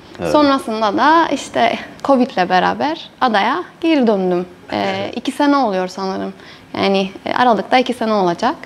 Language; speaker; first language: Turkish; native; Turkish